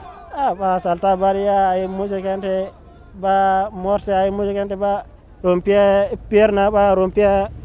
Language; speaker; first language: Spanish; non-native, learner; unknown